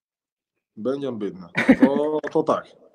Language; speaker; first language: Polish; non-native, learner; Spanish